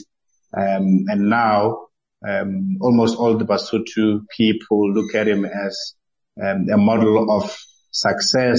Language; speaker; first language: English; non-native, local second language; Southern Sotho